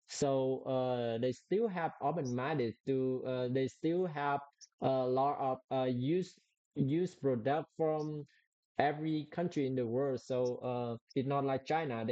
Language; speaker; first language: English; non-native, learner; Vietnamese